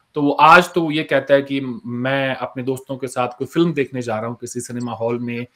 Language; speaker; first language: Hindi; native; Hindi